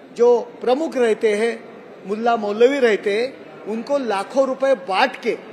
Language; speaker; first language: Hindi; non-native, local second language; Marathi